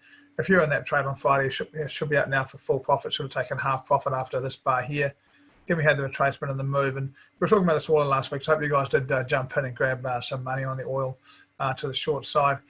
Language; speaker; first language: English; native; English